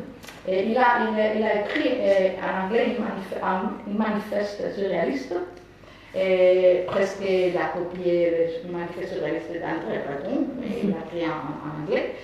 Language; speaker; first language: French; non-native, fluent; Spanish